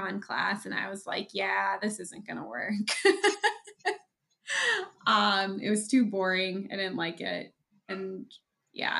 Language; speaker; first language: English; native; English